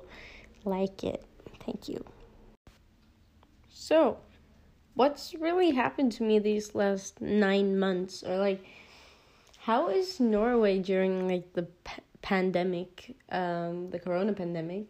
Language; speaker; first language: English; non-native, fluent; Norwegian